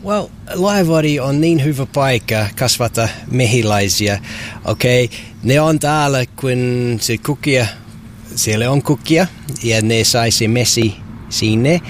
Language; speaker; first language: Finnish; non-native, learner; English